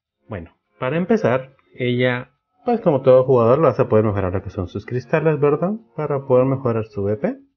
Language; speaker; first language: Spanish; native; Spanish